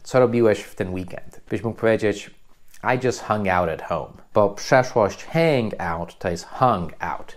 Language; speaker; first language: Polish; non-native, fluent; English